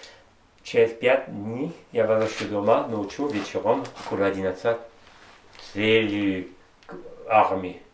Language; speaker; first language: Russian; non-native, learner; French